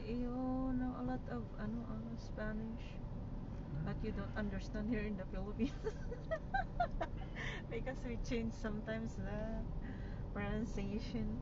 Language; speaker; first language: English; non-native, local second language; Iloko